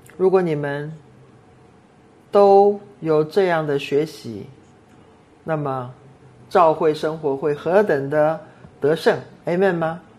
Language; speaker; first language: Chinese; non-native, local second language; Cantonese